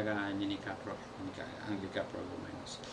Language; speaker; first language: Greek; non-native, fluent; Italian